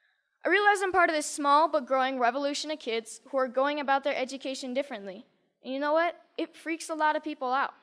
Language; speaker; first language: English; native; English